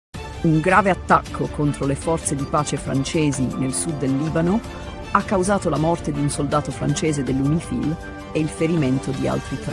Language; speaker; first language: Italian; native; Italian